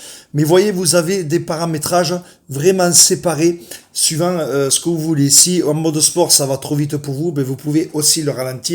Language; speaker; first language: French; native; French